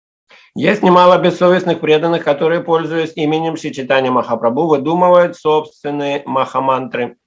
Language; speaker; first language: Russian; native; Russian